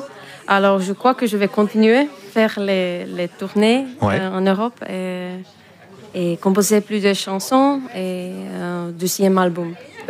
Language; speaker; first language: French; non-native, fluent; Finnish